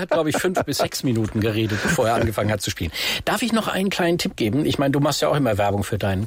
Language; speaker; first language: German; native; German